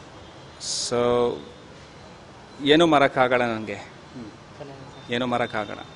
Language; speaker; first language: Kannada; non-native, learner; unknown